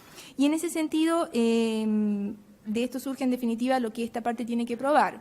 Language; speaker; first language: Spanish; native; Spanish